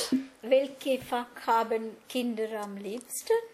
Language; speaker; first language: German; non-native, learner; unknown